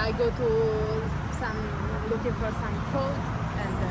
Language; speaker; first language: English; non-native, learner; Italian